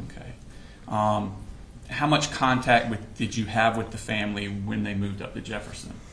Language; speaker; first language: English; native; English